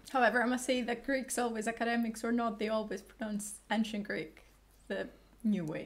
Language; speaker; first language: English; non-native, fluent; Greek